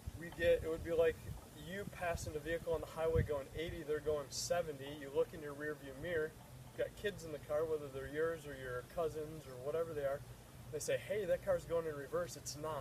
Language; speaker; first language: English; native; English